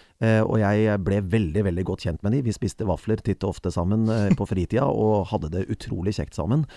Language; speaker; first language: Norwegian; native; Norwegian